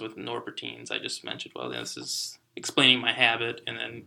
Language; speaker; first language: English; native; English